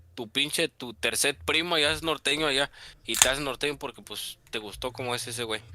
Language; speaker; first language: Spanish; early bilingual, heritage; Spanish